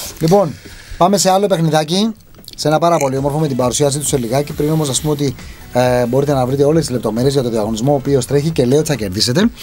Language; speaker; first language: Greek; native; Greek